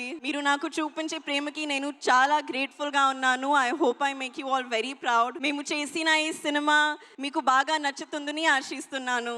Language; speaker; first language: Telugu; non-native, learner; Hindi